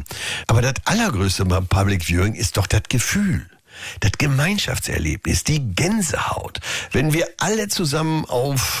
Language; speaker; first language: German; native; German